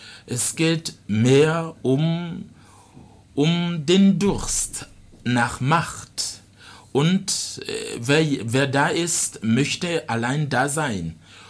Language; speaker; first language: German; non-native, fluent; Rundi